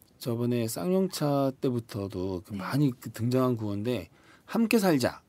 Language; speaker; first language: Korean; native; Korean